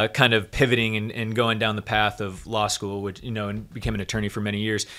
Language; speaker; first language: English; native; English